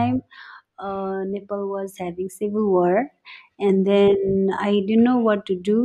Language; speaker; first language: English; non-native, local second language; Nepali